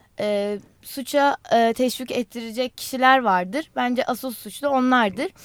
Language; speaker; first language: Turkish; non-native, local second language; Kurdish